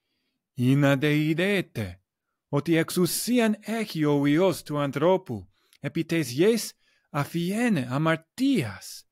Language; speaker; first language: Greek; non-native, fluent; English